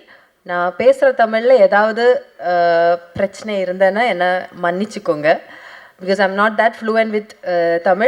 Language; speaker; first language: Tamil; non-native, fluent; Malayalam